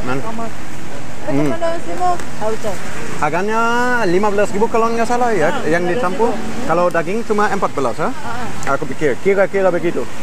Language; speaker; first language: Indonesian; non-native, fluent; German